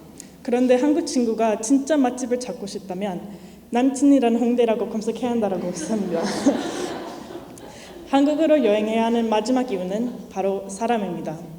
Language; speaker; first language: Korean; non-native, fluent; English